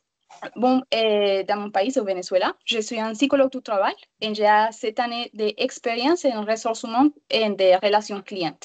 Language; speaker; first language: French; non-native, learner; Spanish